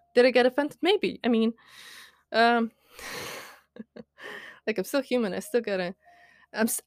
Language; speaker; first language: English; non-native, fluent; Latvian